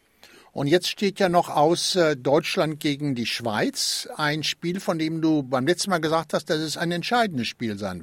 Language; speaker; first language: German; native; German